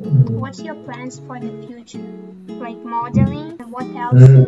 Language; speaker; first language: English; non-native, fluent; Tatar